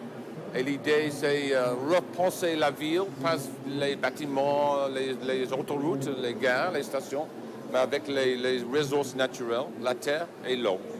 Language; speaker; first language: French; non-native, fluent; English